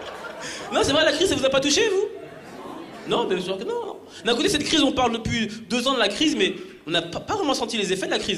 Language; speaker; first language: French; early bilingual, other home language; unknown